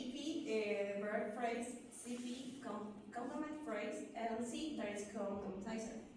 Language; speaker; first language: English; non-native, learner; Spanish